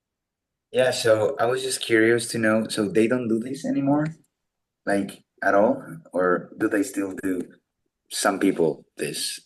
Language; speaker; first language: English; non-native, fluent; Spanish